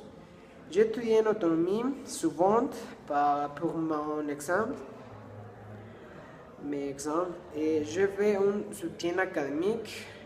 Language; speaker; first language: French; non-native, learner; Spanish